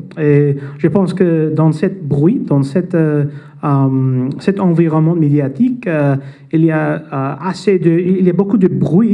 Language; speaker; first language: French; non-native, fluent; English